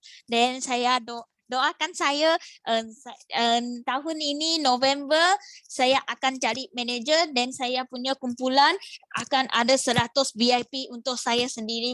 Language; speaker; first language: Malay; non-native, local second language; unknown